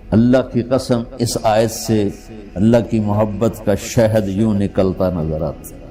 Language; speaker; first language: Urdu; non-native, local second language; Punjabi